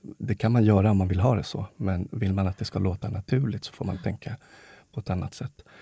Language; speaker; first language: Swedish; early bilingual, other home language; Spanish